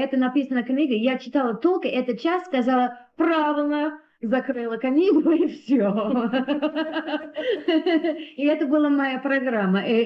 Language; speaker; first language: Russian; non-native, learner; English